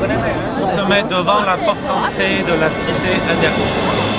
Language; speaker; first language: French; non-native, fluent; Chinese